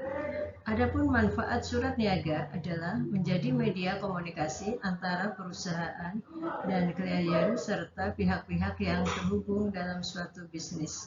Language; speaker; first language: Indonesian; native; Indonesian